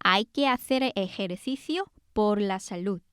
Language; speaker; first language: Spanish; non-native, fluent; Korean